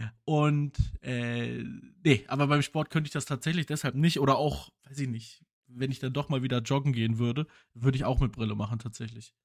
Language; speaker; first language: German; native; German